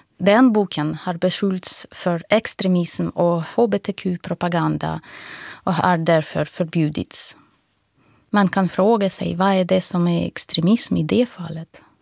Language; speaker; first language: Swedish; non-native, fluent; Russian